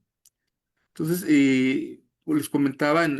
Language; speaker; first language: Spanish; native; Spanish